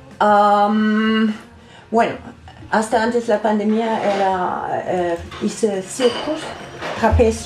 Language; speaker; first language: Spanish; non-native, learner; German